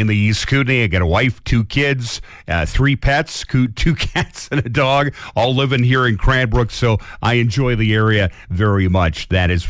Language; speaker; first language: English; native; English